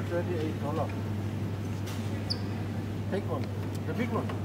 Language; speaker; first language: English; non-native, learner; German